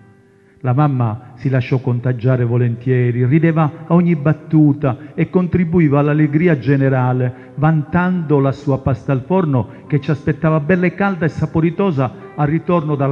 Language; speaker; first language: Italian; non-native, local second language; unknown